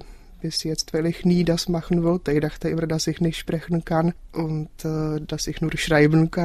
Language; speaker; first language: German; non-native, fluent; Czech